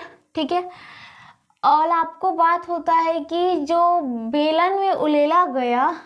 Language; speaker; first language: Hindi; native; Hindi